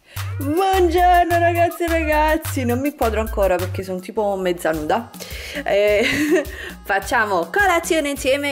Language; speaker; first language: Italian; native; Italian